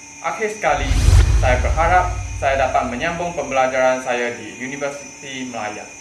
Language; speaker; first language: Malay; non-native, local second language; Chinese